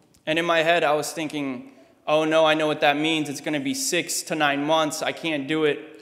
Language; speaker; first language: English; early bilingual, other home language; Russian